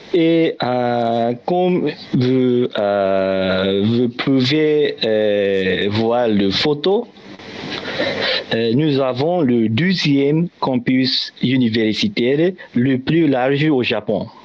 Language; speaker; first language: French; non-native, learner; Japanese